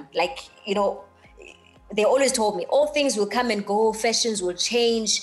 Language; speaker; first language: English; non-native, local second language; Xhosa